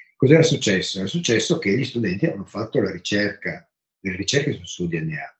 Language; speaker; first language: Italian; native; Italian